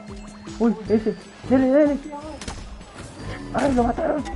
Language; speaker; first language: Spanish; native; Spanish